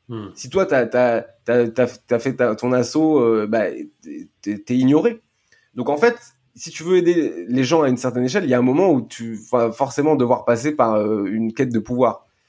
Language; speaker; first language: French; native; French